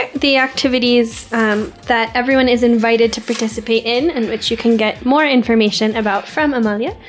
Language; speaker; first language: English; native; English